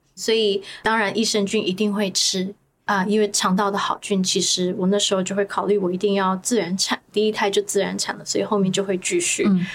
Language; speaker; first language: Chinese; early bilingual, other home language; Hebrew